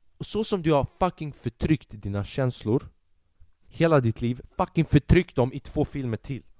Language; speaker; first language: Swedish; early bilingual, other home language; Albanian